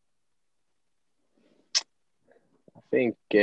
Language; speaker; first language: English; non-native, fluent; Swedish